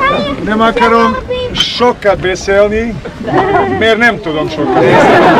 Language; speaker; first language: Hungarian; non-native, learner; Bosnian